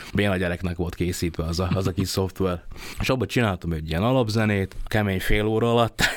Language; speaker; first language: Hungarian; early bilingual, other home language; Vietnamese